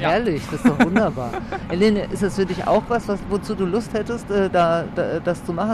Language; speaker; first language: German; native; German